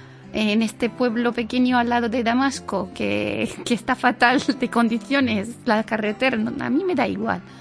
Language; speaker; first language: Spanish; non-native, fluent; Arabic